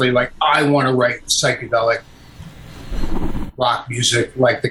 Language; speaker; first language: English; native; English